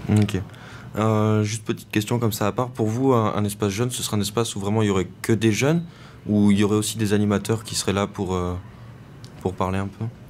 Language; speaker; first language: French; native; French